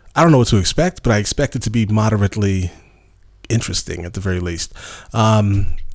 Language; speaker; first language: English; native; English